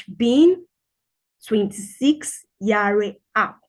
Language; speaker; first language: German; non-native, learner; Yoruba